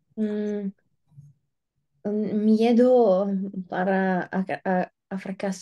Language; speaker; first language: Spanish; non-native, learner; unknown